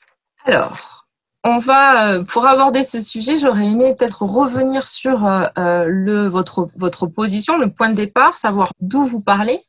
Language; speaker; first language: French; native; French